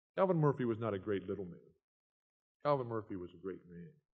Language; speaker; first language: English; native; English